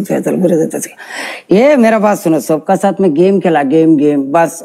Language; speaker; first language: Hindi; non-native, learner; Bangla